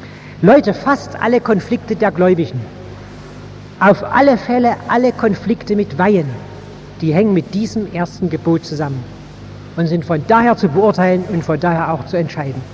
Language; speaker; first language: German; native; German